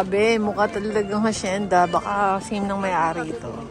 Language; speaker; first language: Filipino; native; Filipino